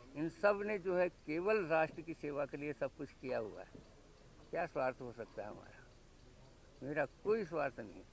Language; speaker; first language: Hindi; native; Hindi